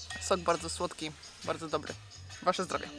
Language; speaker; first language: Polish; native; Polish